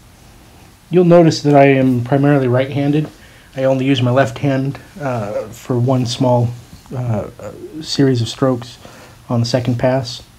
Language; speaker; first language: English; native; English